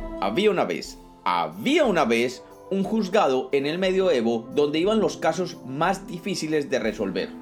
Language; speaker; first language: Spanish; native; Spanish